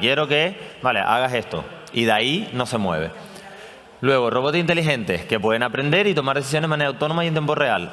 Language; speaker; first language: Spanish; native; Spanish